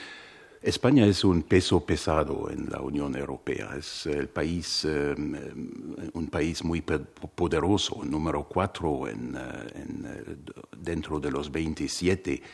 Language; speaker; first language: Spanish; non-native, fluent; German